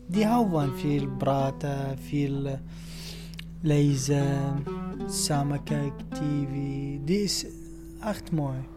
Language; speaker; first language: Dutch; non-native, learner; Arabic